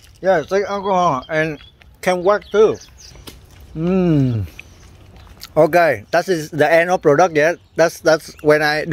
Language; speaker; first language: English; non-native, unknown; Vietnamese